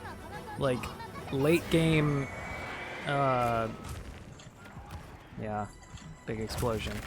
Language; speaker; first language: English; native; English